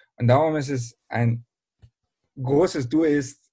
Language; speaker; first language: German; native; German